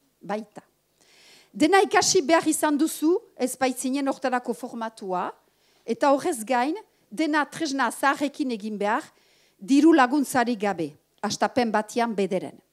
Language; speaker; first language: Basque; native; Basque